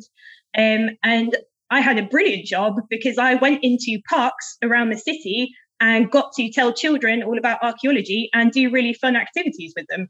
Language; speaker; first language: English; native; English